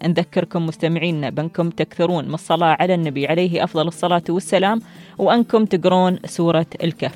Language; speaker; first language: Arabic; native; Arabic